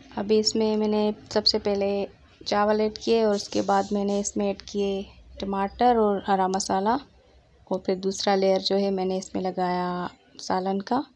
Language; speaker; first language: Urdu; non-native, local second language; Sindhi